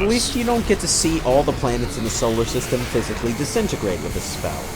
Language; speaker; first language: English; native; English